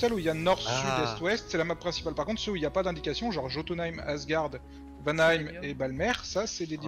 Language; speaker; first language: French; native; French